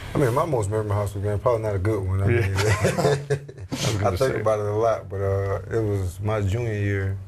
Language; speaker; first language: English; native; English